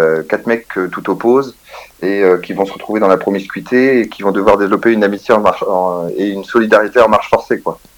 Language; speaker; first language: French; native; French